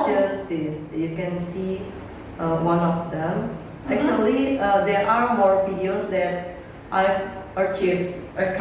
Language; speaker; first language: English; non-native, learner; Indonesian